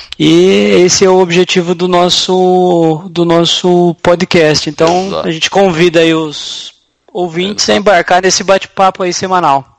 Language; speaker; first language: Portuguese; native; Portuguese